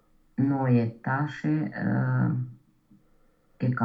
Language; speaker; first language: German; non-native, learner; Romanian